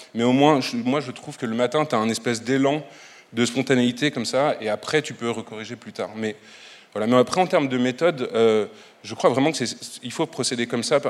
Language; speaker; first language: French; native; French